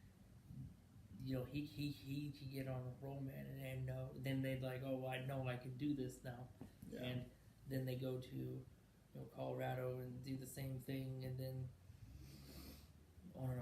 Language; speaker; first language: English; native; English